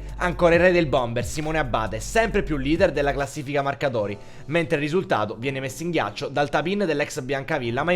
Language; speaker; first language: Italian; native; Italian